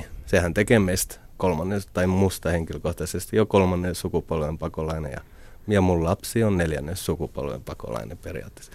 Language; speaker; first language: Finnish; early bilingual, other home language; Arabic